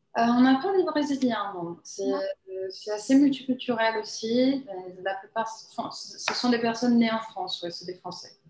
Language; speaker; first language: French; non-native, fluent; Portuguese